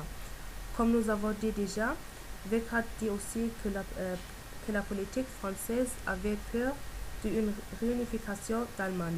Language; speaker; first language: French; non-native, learner; German